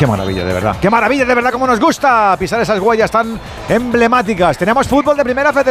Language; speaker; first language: Spanish; native; Spanish